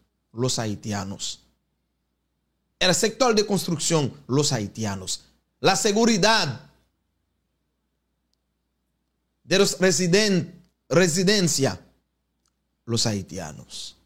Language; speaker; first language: Spanish; non-native, fluent; Haitian Creole